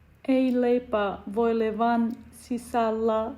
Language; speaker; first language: Finnish; non-native, learner; English